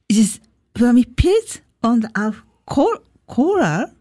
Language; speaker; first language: German; non-native, learner; Japanese